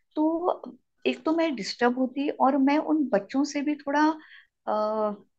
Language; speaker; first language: Hindi; non-native, local second language; Marathi